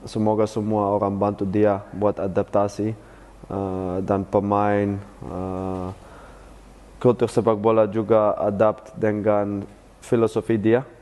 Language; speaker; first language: Indonesian; non-native, fluent; Dutch